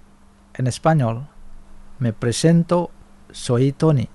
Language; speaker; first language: Spanish; non-native, fluent; Indonesian